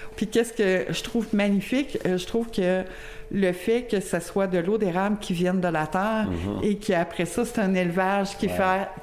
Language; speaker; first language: French; native; French